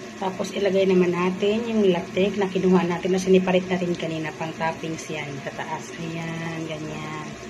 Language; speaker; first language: Filipino; non-native, local second language; Cebuano